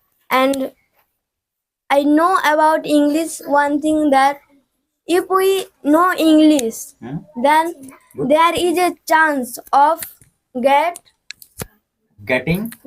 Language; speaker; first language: English; non-native, learner; Odia